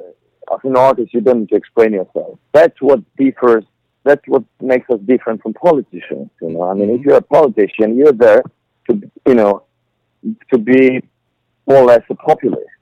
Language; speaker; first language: English; non-native, fluent; Polish